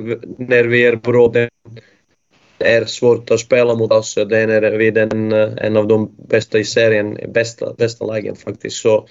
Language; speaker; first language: Swedish; non-native, fluent; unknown